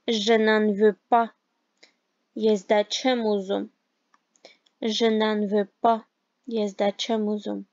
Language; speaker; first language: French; non-native, fluent; Armenian